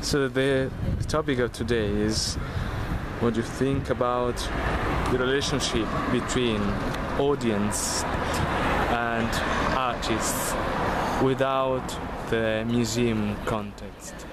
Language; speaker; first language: English; non-native, fluent; Italian